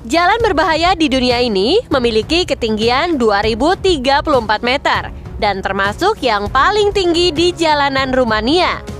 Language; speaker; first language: Indonesian; native; Indonesian